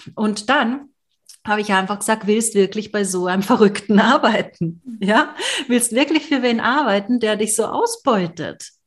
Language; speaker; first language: German; native; German